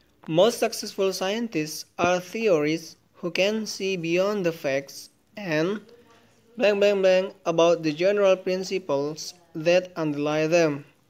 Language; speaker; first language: English; non-native, fluent; Indonesian